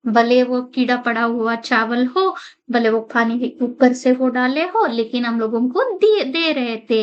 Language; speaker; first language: Hindi; non-native, local second language; Kannada